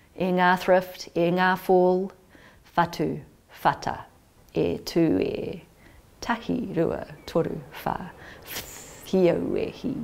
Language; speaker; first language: English; native; English